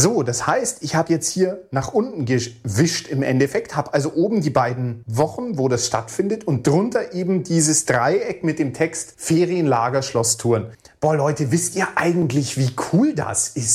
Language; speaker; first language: German; native; German